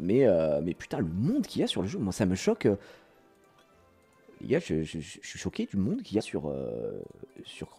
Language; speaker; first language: French; native; French